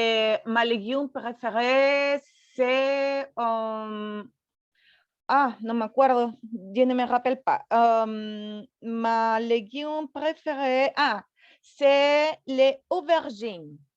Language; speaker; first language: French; non-native, learner; Spanish